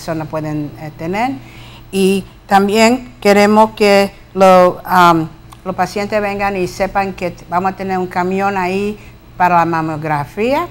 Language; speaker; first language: Spanish; early bilingual, heritage; Spanish